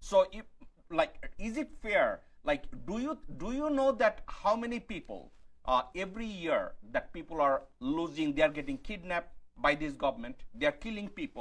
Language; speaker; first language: English; non-native, fluent; Bangla